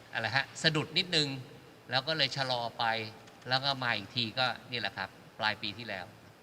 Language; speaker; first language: Thai; native; Thai